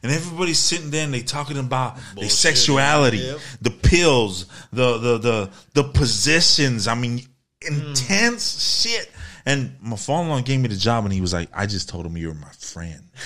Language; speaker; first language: English; early bilingual, other home language; Spanish